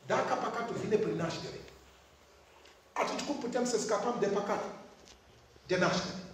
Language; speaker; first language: Romanian; non-native, fluent; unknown